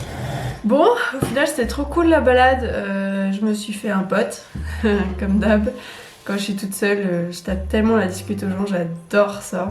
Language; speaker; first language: French; native; French